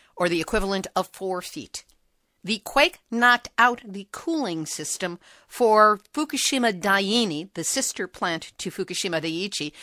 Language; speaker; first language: English; native; English